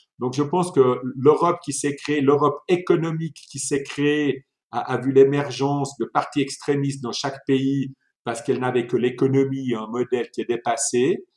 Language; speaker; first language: French; early bilingual, other home language; Italian